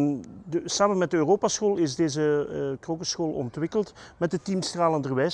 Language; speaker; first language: Dutch; native; Dutch